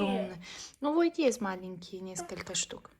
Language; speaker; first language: Russian; non-native, local second language; Tajik